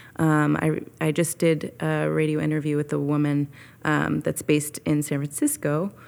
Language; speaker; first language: English; native; English